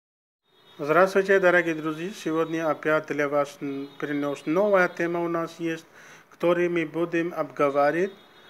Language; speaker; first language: Russian; non-native, learner; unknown